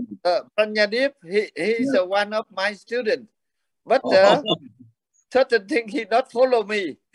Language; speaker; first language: English; non-native, learner; Vietnamese